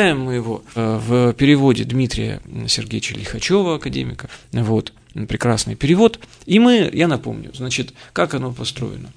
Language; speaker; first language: Russian; native; Russian